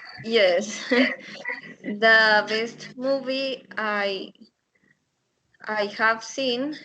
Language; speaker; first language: English; non-native, learner; Spanish